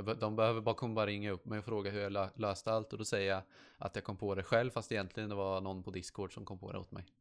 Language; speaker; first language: Swedish; native; Swedish